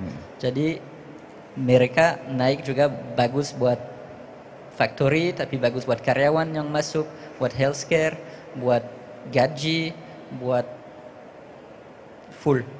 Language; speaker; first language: Indonesian; non-native, fluent; French